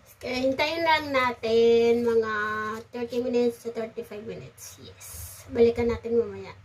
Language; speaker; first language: Filipino; native; Filipino